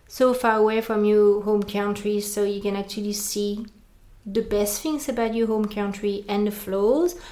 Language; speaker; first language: English; non-native, fluent; French